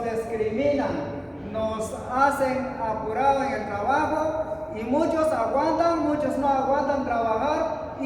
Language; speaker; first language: Spanish; non-native, local second language; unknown